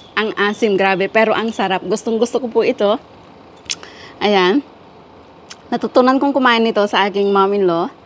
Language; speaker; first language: Filipino; non-native, local second language; Iloko